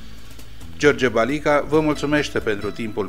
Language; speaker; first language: Romanian; native; Romanian